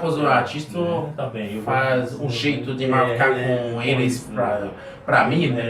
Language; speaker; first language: Portuguese; non-native, learner; Haitian Creole